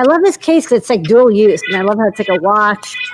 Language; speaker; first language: English; native; English